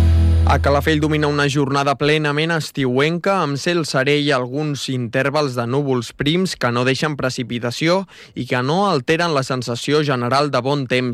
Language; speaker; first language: Catalan; native; Catalan